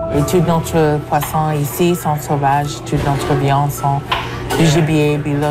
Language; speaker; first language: French; non-native, fluent; English